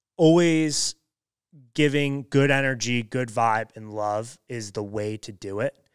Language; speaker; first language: English; native; English